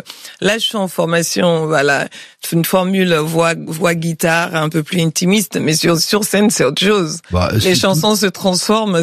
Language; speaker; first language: French; non-native, local second language; Bambara